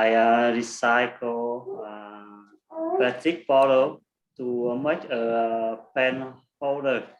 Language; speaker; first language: English; non-native, learner; Vietnamese